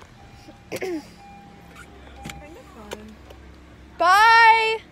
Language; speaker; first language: English; native; English